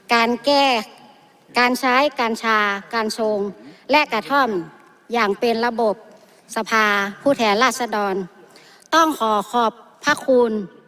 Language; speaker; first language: Thai; native; Thai